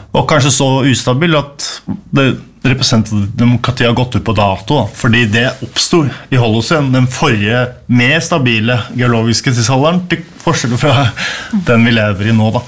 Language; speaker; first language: Norwegian; native; Norwegian